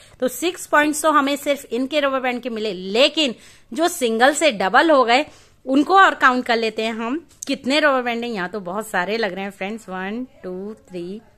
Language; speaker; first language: Hindi; native; Hindi